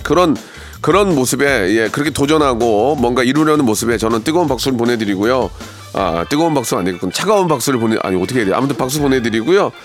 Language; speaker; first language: Korean; native; Korean